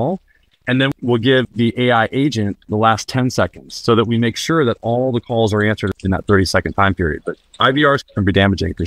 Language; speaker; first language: English; native; English